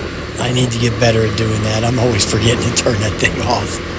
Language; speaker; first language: English; native; English